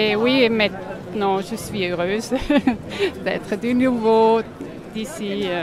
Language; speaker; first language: French; non-native, local second language; Swiss German